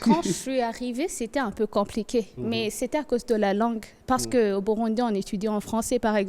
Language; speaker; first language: French; non-native, local second language; Rundi